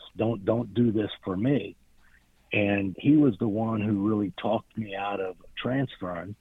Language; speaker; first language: English; native; English